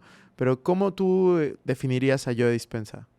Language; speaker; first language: Spanish; native; Spanish